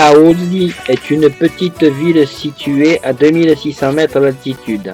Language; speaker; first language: French; native; French